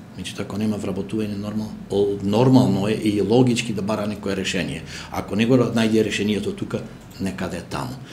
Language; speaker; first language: Macedonian; native; Macedonian